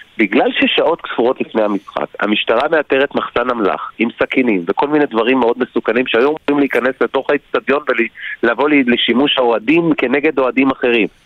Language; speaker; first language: Hebrew; native; Hebrew